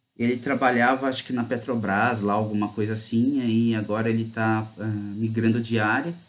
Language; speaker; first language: Portuguese; native; Portuguese